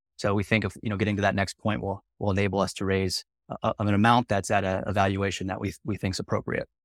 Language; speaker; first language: English; native; English